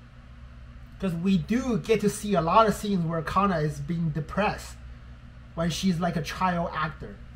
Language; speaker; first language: English; non-native, fluent; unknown